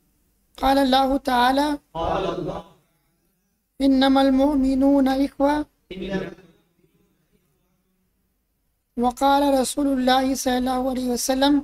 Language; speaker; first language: Arabic; non-native, learner; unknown